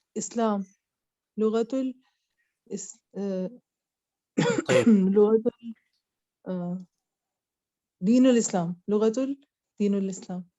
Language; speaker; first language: Arabic; non-native, learner; Urdu